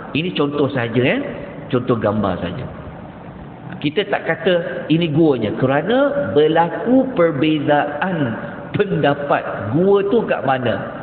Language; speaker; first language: Malay; native; Malay